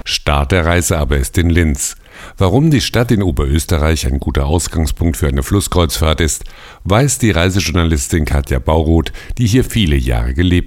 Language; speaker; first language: German; native; German